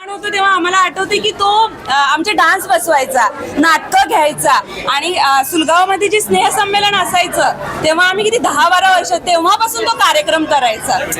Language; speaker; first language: Marathi; native; Marathi